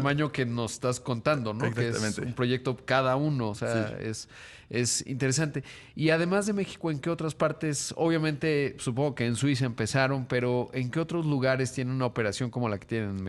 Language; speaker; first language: Spanish; native; Spanish